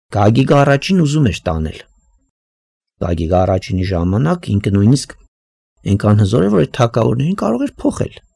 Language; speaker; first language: Armenian; native; Armenian